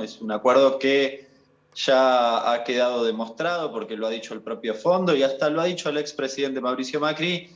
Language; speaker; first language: Spanish; native; Spanish